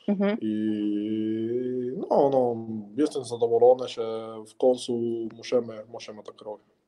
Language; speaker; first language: Polish; non-native, learner; Spanish